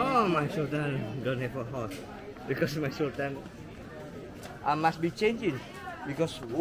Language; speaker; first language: English; non-native, learner; Indonesian